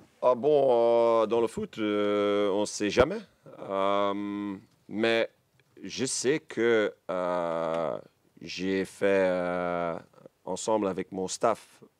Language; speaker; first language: French; non-native, learner; Dutch